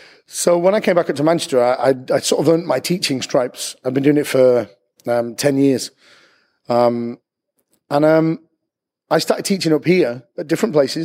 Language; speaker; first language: English; native; English